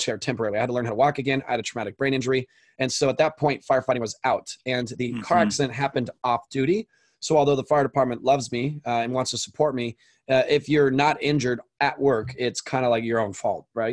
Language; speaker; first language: English; native; English